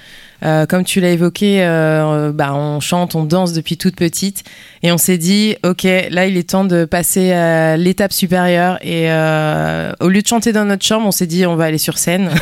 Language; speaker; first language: French; early bilingual, other home language; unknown